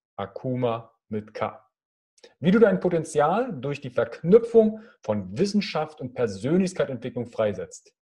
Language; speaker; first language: German; native; German